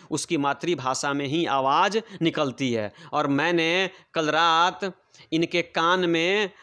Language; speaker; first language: Hindi; non-native, local second language; Bhojpuri